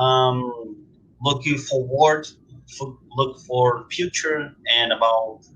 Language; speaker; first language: English; non-native, learner; Portuguese